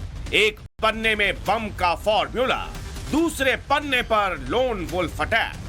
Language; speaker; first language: Hindi; native; Hindi